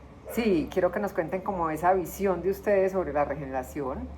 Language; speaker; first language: Spanish; native; Spanish